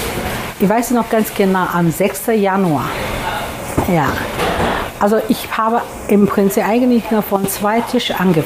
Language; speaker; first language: German; non-native, fluent; Chinese